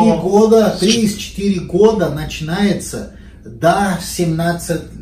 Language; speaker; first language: Russian; non-native, fluent; Portuguese